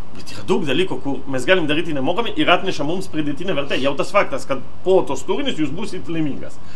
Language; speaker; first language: Lithuanian; non-native, fluent; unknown